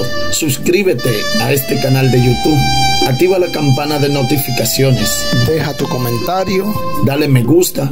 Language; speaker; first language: Spanish; native; Spanish